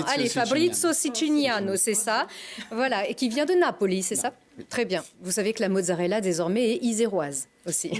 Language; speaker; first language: French; native; French